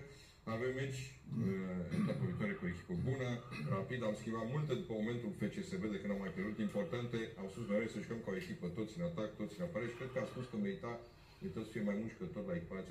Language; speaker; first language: Romanian; native; Romanian